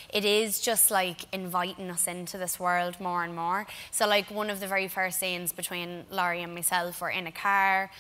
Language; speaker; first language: English; native; English